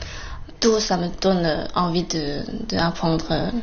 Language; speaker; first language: French; non-native, fluent; Chinese